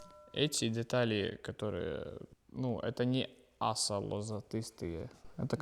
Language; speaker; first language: Russian; non-native, local second language; Latvian